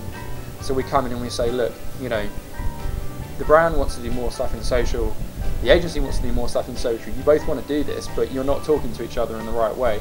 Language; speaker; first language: English; native; English